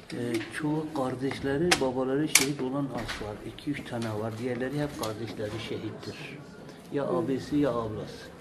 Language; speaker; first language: Turkish; non-native, local second language; Kurdish